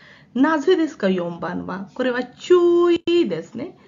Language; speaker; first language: Japanese; non-native, fluent; Hindi